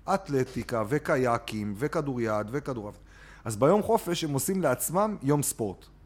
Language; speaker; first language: Hebrew; native; Hebrew